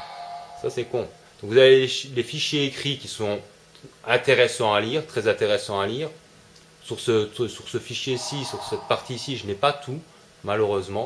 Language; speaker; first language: French; native; French